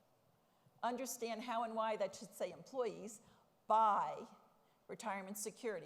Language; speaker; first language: English; native; English